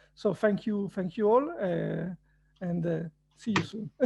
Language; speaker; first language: English; non-native, fluent; Italian